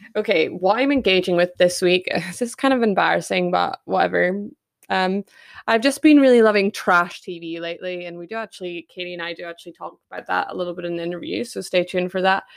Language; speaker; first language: English; native; English